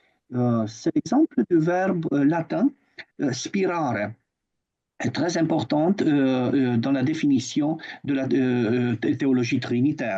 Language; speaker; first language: French; non-native, fluent; Romanian